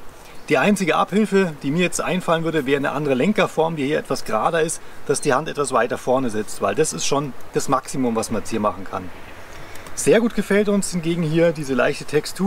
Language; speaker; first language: German; native; German